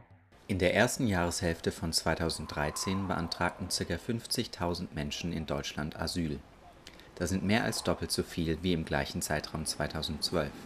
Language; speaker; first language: German; native; German